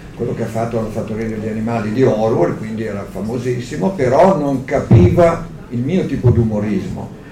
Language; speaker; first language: Italian; native; Italian